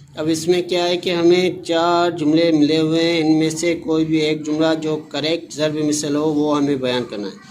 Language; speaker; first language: Urdu; non-native, local second language; Sindhi